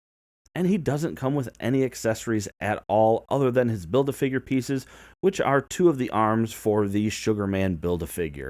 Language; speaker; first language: English; native; English